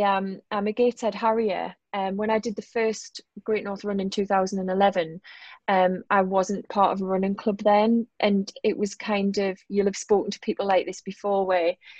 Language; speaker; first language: English; native; English